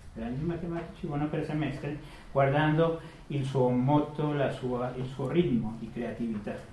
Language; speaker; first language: Italian; non-native, fluent; Spanish